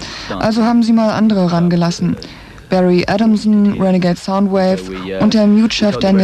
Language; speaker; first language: German; native; German